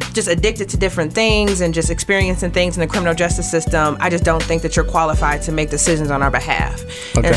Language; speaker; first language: English; native; English